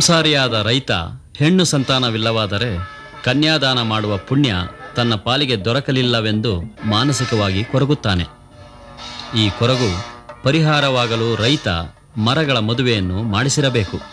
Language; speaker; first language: Kannada; native; Kannada